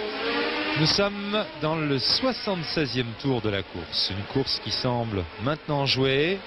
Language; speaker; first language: French; native; French